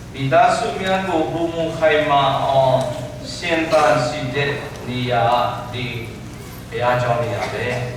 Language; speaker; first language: Burmese; non-native, local second language; Tedim Chin